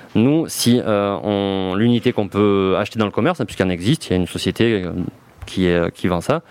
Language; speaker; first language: French; native; French